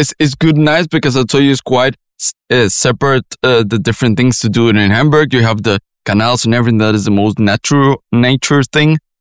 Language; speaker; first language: English; non-native, fluent; Spanish